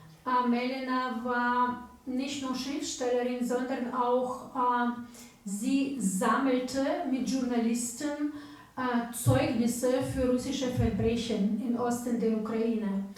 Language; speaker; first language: German; non-native, fluent; Ukrainian